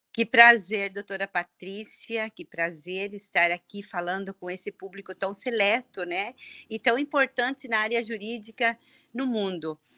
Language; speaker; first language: Portuguese; early bilingual, heritage; Portuguese